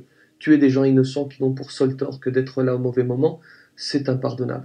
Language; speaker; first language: French; native; French